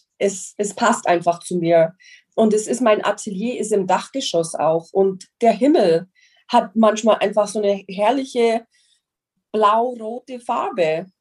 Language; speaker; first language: German; non-native, fluent; English